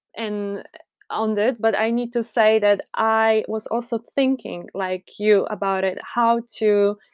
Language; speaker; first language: English; non-native, fluent; Polish